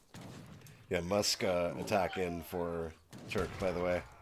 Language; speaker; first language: English; native; English